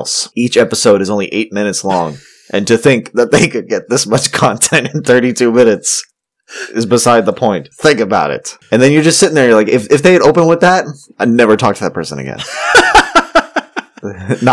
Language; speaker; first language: English; native; English